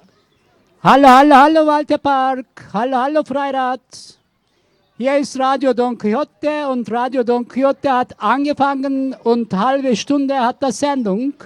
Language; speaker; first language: German; non-native, learner; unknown